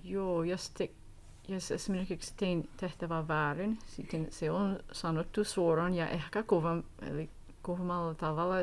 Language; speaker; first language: Finnish; non-native, learner; English